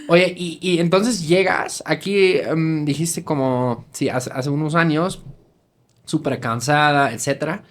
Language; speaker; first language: Spanish; non-native, fluent; German